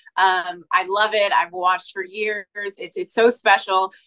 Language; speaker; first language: English; native; English